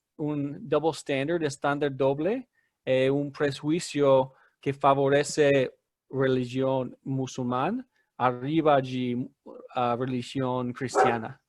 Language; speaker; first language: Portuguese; non-native, learner; English